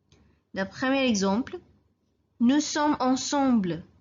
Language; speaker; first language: French; non-native, fluent; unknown